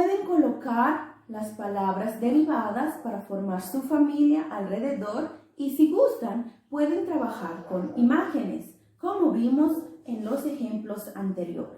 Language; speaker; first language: Spanish; non-native, local second language; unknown